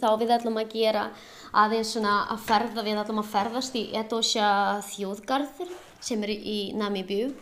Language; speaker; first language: Icelandic; non-native, learner; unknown